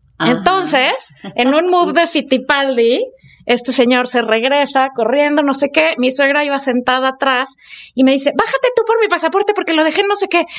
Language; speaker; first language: Spanish; native; Spanish